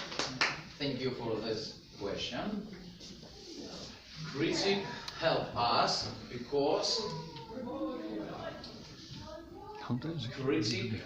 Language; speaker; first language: English; non-native, learner; Russian